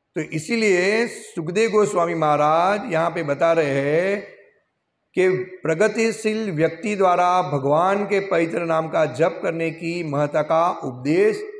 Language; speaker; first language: Hindi; non-native, local second language; Gujarati